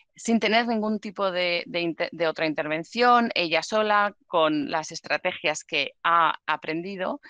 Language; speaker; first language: Spanish; native; Spanish